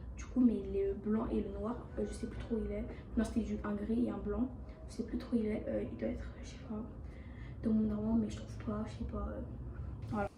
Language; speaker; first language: French; early bilingual, other home language; Bambara